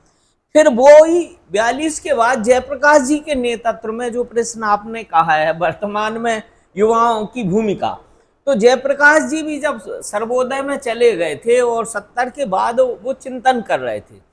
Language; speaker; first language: Hindi; native; Hindi